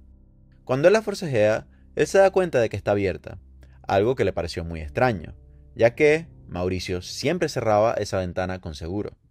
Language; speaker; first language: Spanish; native; Spanish